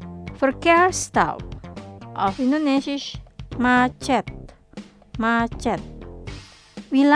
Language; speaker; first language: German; non-native, fluent; Indonesian